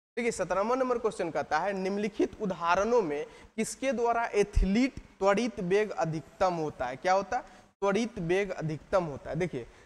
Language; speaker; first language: Hindi; native; Hindi